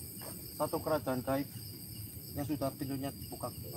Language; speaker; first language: Indonesian; non-native, local second language; Javanese